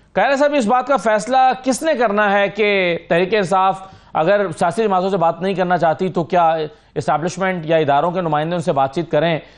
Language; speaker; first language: Urdu; non-native, local second language; Punjabi